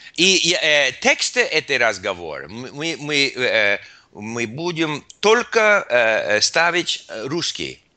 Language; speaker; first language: Russian; non-native, learner; English